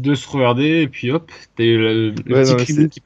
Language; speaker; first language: French; native; French